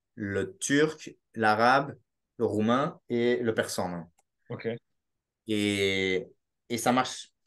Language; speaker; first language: French; native; French